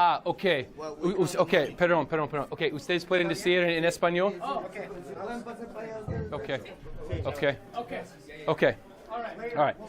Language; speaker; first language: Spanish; non-native, learner; English